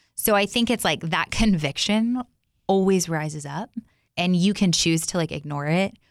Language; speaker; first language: English; native; English